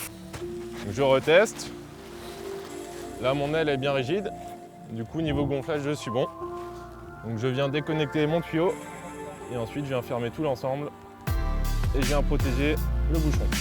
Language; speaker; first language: French; native; French